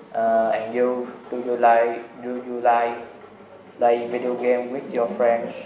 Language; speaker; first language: English; non-native, learner; Vietnamese